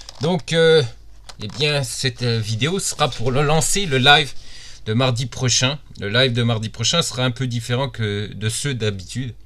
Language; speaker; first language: French; native; French